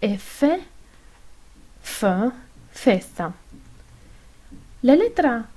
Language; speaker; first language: Spanish; non-native, fluent; Italian